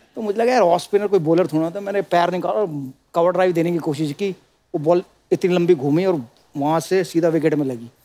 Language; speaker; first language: Hindi; native; Hindi